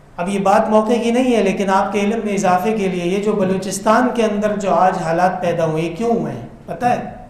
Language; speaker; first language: Urdu; non-native, local second language; Pashto